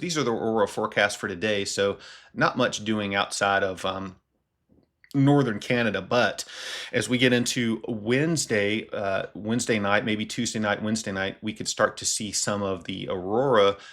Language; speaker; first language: English; native; English